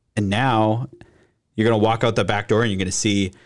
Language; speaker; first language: English; native; English